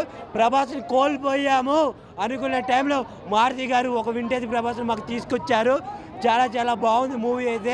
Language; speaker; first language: Telugu; native; Telugu